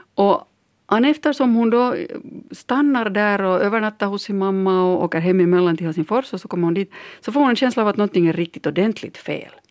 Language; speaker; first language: Swedish; native; Swedish